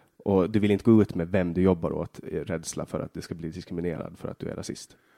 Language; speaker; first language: Swedish; native; Swedish